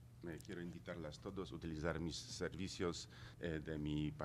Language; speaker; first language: Spanish; non-native, learner; Polish